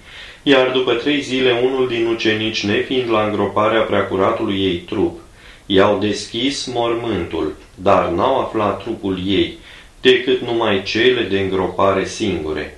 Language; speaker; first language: Romanian; native; Romanian